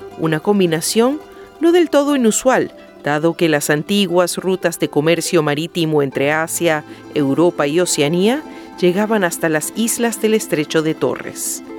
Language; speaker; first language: Spanish; native; Spanish